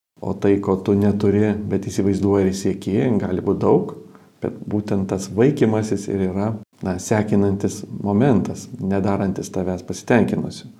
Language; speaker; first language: Lithuanian; native; Lithuanian